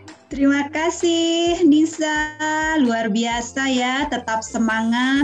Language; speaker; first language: Indonesian; native; Indonesian